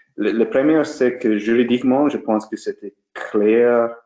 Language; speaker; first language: French; non-native, fluent; English